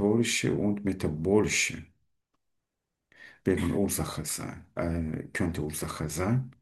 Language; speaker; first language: German; non-native, learner; Turkish